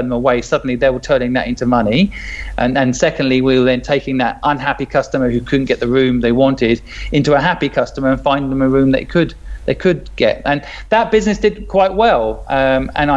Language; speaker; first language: English; native; English